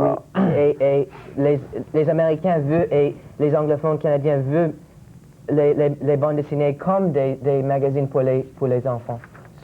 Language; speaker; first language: French; non-native, local second language; English